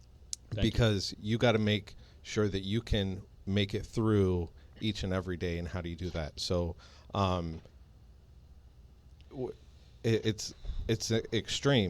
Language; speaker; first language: English; native; English